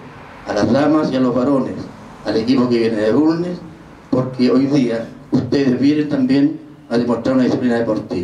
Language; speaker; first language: Spanish; native; Spanish